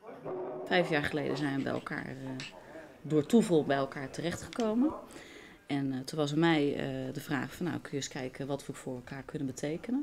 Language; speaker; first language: Dutch; native; Dutch